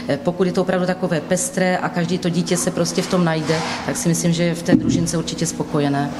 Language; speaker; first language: Czech; native; Czech